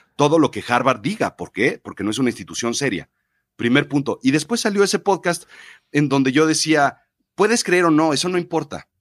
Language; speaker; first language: Spanish; native; Spanish